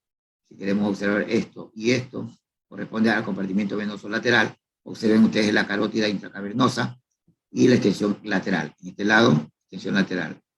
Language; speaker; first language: Spanish; native; Spanish